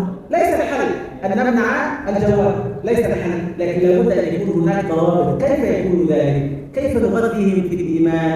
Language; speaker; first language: Arabic; native; Arabic